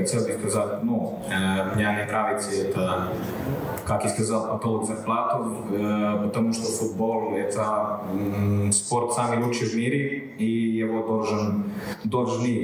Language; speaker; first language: Russian; non-native, learner; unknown